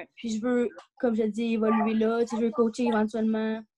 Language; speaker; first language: French; native; French